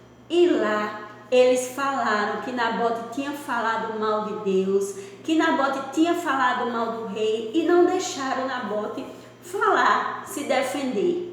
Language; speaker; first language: Portuguese; native; Portuguese